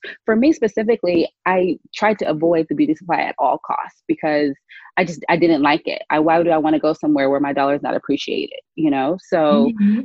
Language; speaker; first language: English; native; English